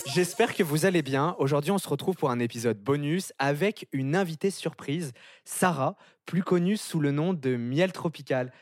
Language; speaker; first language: French; native; French